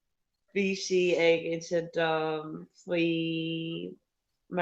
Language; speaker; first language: Irish; non-native, local second language; English